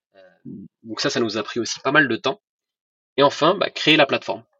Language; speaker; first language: French; non-native, local second language; Arabic